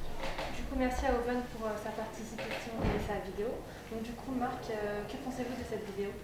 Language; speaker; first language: French; native; French